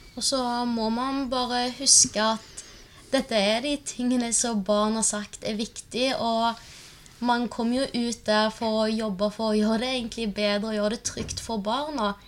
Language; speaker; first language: Norwegian; native; Norwegian